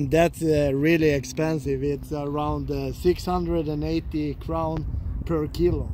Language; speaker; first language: English; non-native, fluent; Swedish